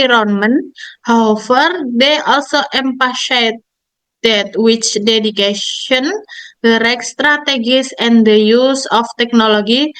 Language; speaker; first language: English; non-native, learner; Indonesian